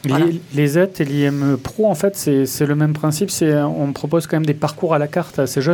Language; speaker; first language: French; native; French